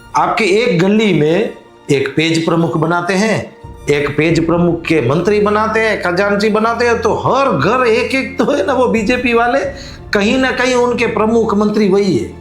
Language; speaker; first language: Hindi; non-native, local second language; Gujarati